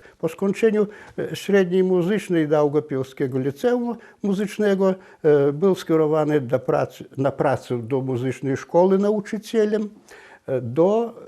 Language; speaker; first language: Polish; non-native, local second language; Belarusian